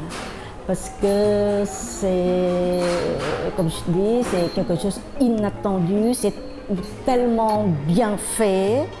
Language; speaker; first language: French; non-native, fluent; Thai